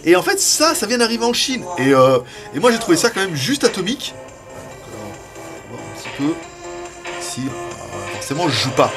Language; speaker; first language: French; native; French